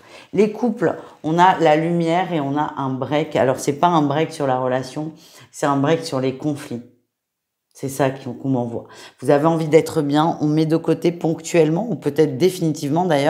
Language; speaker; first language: French; native; French